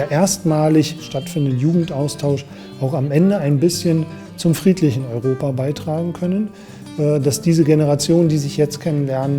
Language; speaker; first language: German; native; German